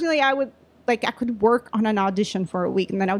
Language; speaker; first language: English; non-native, fluent; Russian